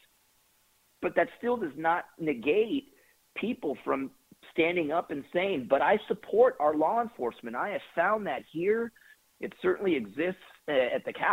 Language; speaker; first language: English; early bilingual, other home language; Spanish